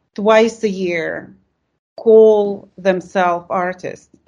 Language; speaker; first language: English; non-native, fluent; Lithuanian